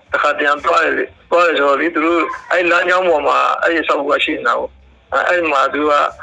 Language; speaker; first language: Burmese; native; Burmese